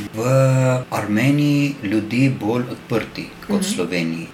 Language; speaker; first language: Slovenian; non-native, learner; Armenian